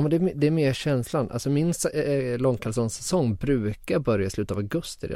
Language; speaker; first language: Swedish; native; Swedish